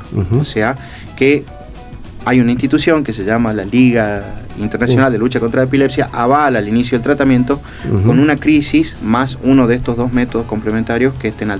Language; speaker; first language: Spanish; native; Spanish